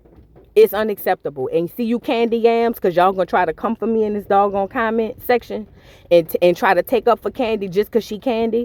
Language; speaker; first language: English; native; English